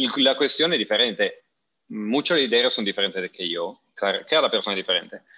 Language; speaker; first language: Spanish; non-native, fluent; Italian